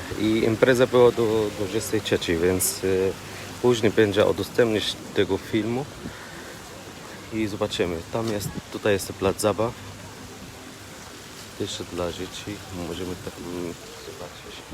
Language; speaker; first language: Polish; non-native, learner; Arabic